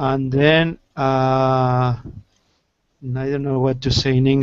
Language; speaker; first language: English; non-native, learner; Spanish